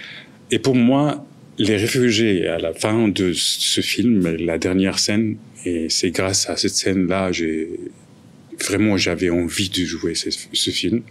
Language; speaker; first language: French; non-native, fluent; Arabic